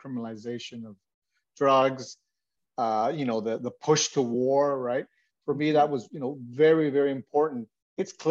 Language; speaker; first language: English; native; English